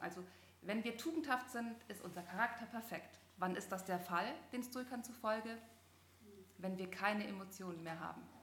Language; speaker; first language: German; native; German